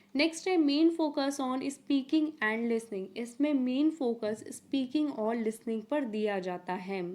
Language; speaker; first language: Hindi; native; Hindi